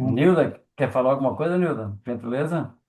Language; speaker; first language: Portuguese; native; Portuguese